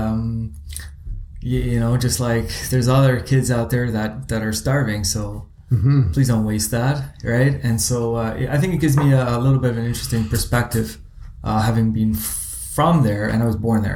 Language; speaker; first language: English; native; English